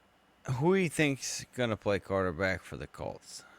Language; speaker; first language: English; native; English